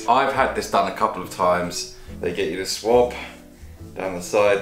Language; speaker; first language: English; native; English